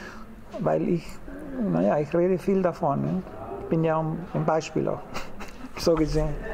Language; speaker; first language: German; non-native, fluent; Spanish